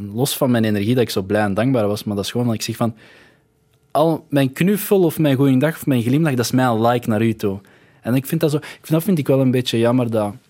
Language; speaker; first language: Dutch; early bilingual, other home language; Arabic